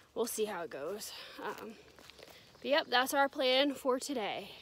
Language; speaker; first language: English; native; English